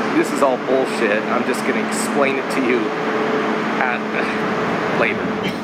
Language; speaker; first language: English; native; English